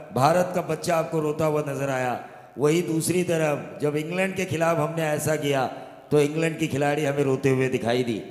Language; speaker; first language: Hindi; non-native, local second language; Marathi